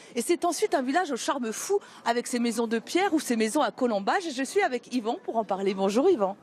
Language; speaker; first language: French; native; French